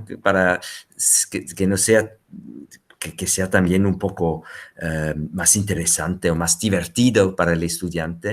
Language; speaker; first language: Spanish; non-native, fluent; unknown